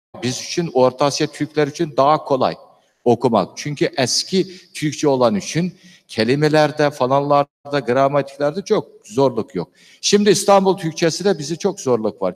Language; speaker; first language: Turkish; non-native, learner; Uyghur